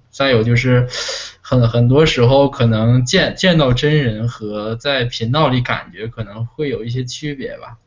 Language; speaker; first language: Chinese; native; Chinese